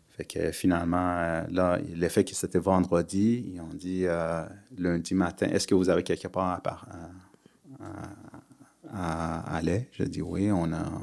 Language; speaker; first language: French; early bilingual, other home language; Persian